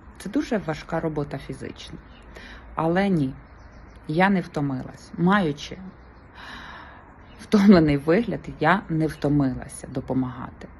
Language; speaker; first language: Ukrainian; native; Ukrainian